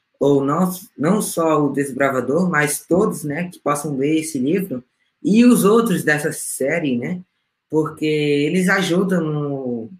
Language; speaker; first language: Portuguese; non-native, fluent; Spanish